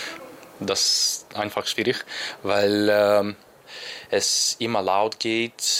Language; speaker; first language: German; non-native, learner; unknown